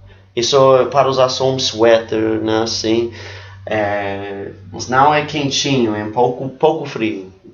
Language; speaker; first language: Portuguese; non-native, fluent; English